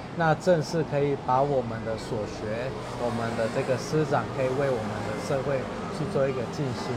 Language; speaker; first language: Chinese; native; Chinese